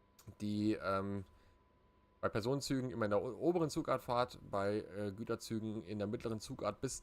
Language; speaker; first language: German; native; German